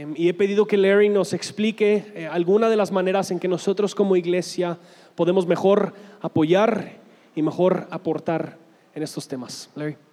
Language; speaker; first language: Spanish; non-native, fluent; English